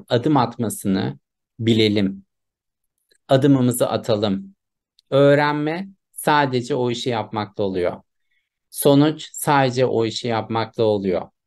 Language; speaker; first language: Turkish; native; Turkish